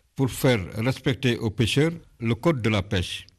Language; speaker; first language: French; non-native, local second language; Wolof